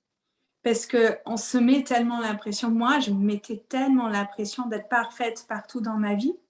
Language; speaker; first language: French; native; French